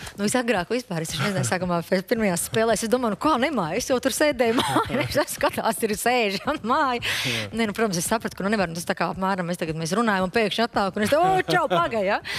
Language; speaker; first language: Latvian; native; Latvian